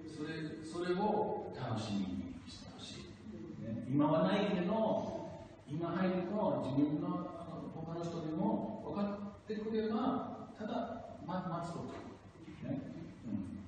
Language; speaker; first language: Japanese; non-native, fluent; English